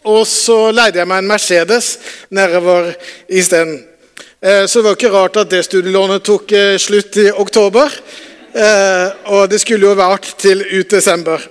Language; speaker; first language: Norwegian; native; Norwegian